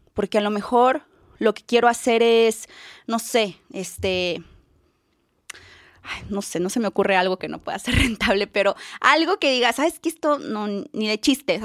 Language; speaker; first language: Spanish; native; Spanish